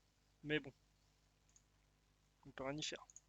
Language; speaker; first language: French; native; French